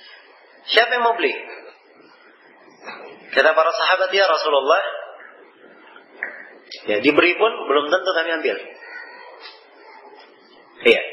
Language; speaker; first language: Indonesian; native; Indonesian